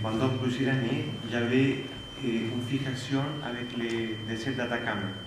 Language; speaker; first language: French; non-native, fluent; Spanish